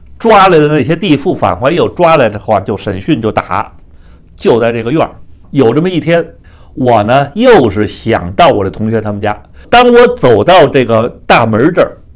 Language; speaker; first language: Chinese; native; Chinese